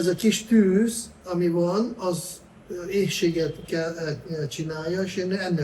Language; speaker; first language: Hungarian; non-native, fluent; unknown